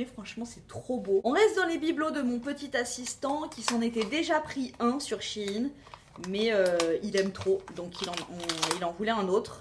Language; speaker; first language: French; native; French